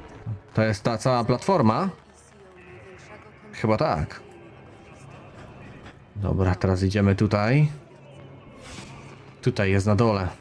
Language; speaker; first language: Polish; native; Polish